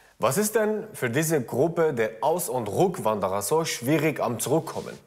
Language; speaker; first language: German; non-native, fluent; Arabic